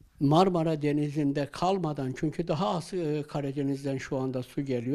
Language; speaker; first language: Turkish; native; Turkish